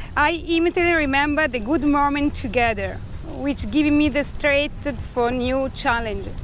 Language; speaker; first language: English; non-native, learner; Italian